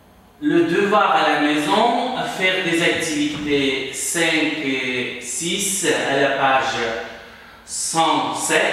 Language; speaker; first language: French; non-native, fluent; Uzbek